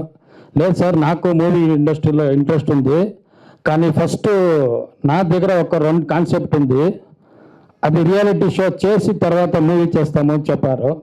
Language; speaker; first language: Telugu; non-native, learner; Kannada